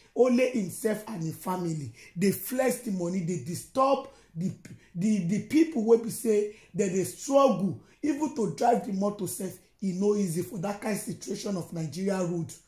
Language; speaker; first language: Nigerian Pidgin; non-native, local second language; Yoruba